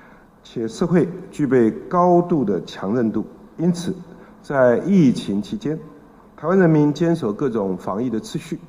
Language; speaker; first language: Chinese; native; Chinese